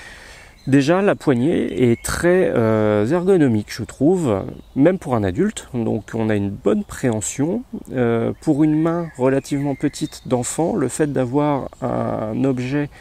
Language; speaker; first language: French; native; French